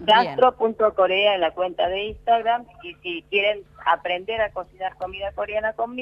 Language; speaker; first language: Spanish; early bilingual, other home language; Korean